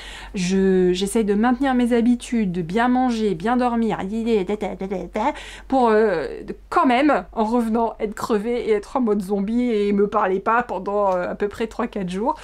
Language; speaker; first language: French; native; French